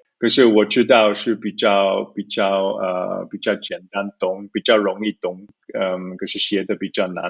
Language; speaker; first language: Chinese; early bilingual, heritage; Chinese